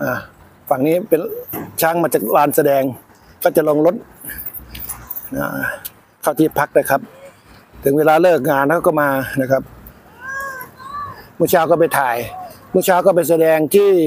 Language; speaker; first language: Thai; native; Thai